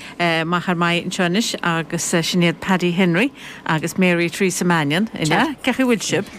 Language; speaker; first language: Irish; native; Irish